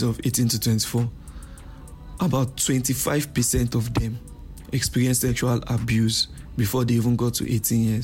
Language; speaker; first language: English; non-native, local second language; Yoruba